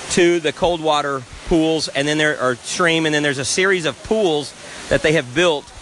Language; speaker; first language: English; native; English